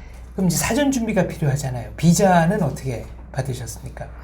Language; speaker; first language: Korean; native; Korean